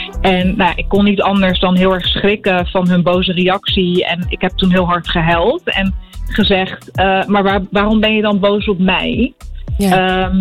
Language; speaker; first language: Dutch; early bilingual, other home language; Arabic